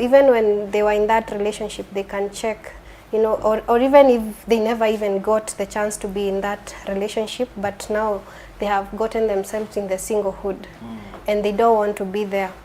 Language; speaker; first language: English; non-native, local second language; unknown